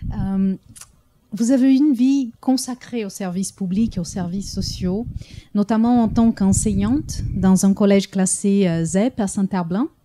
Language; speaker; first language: French; early bilingual, heritage; French